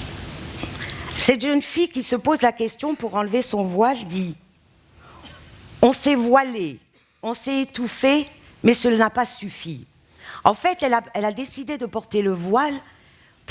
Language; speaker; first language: French; non-native, local second language; Arabic